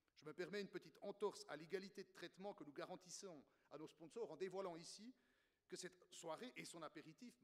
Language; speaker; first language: French; native; French